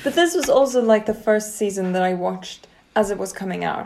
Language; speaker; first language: English; non-native, fluent; Swedish